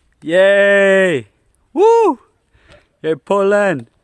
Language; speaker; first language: English; non-native, learner; Polish